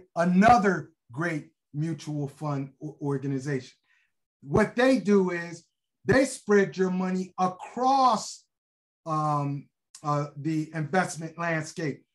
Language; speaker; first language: English; native; English